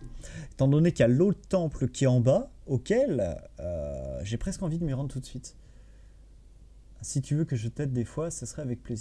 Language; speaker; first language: French; native; French